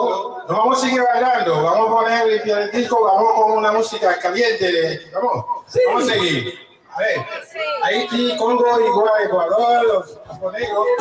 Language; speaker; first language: Spanish; non-native, learner; Haitian Creole